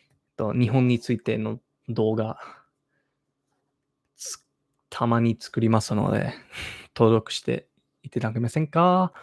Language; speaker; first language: Japanese; non-native, learner; English